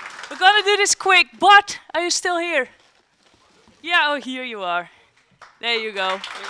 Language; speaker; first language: English; non-native, fluent; Dutch